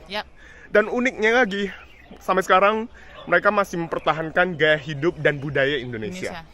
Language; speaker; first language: Indonesian; non-native, fluent; Chinese